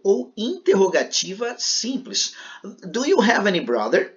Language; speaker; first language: English; non-native, fluent; Portuguese